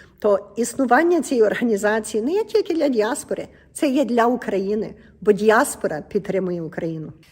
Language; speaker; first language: Ukrainian; early bilingual, heritage; Ukrainian